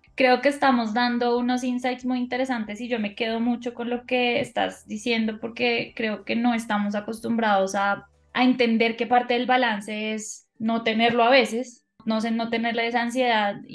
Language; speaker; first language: Spanish; native; Spanish